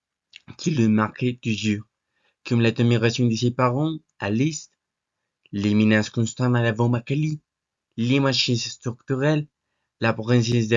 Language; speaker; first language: French; non-native, learner; Spanish